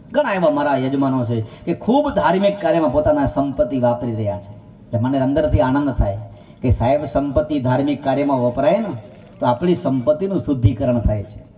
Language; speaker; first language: Gujarati; non-native, local second language; Kachhi